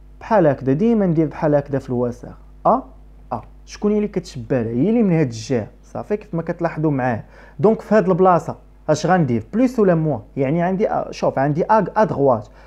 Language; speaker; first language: Arabic; native; Arabic